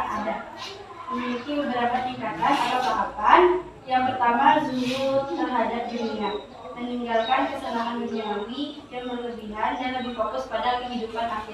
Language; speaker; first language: Indonesian; native; Indonesian